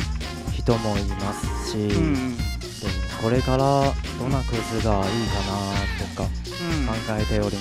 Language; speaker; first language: Japanese; non-native, fluent; Chinese